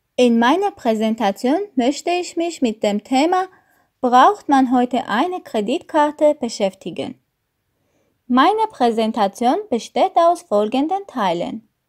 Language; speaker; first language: German; non-native, learner; Armenian